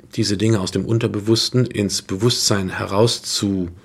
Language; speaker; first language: German; native; German